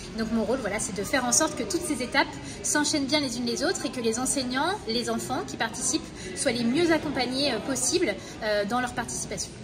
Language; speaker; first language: French; native; French